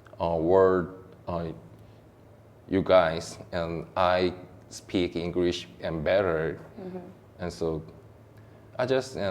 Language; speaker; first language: English; non-native, learner; Korean